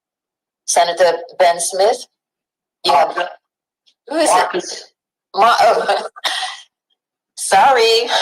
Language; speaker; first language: English; native; English